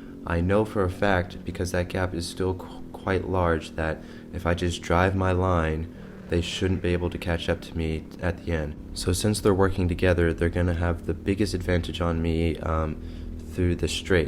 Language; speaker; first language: English; native; English